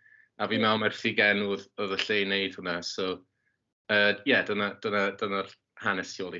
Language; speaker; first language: Welsh; native; Welsh